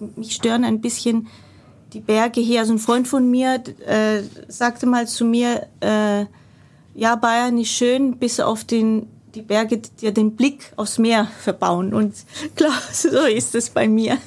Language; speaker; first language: German; non-native, fluent; Greek